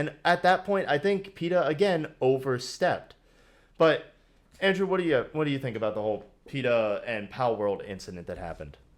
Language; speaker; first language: English; native; English